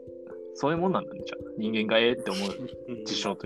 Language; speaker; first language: Japanese; native; Japanese